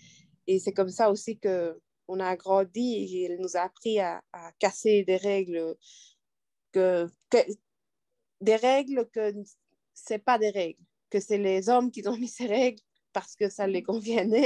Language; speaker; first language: French; non-native, fluent; Quechua